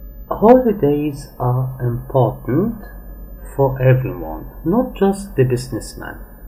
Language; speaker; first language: English; non-native, fluent; Arabic